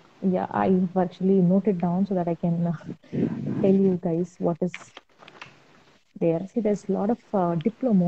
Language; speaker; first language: English; non-native, local second language; Tamil